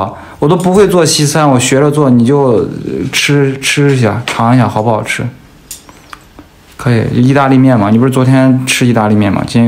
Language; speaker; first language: Chinese; native; Chinese